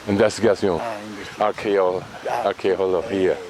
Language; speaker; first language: Spanish; non-native, learner; English